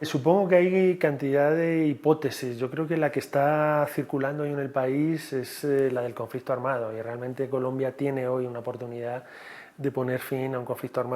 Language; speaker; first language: Spanish; native; Spanish